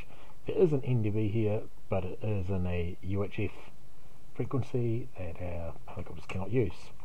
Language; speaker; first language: English; native; English